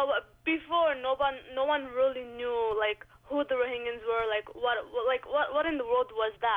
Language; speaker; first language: English; early bilingual, other home language; Rohingya